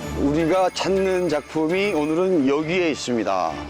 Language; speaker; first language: Korean; native; Korean